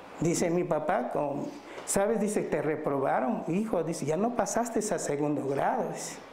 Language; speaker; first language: Spanish; non-native, local second language; Mixtepec Mixtec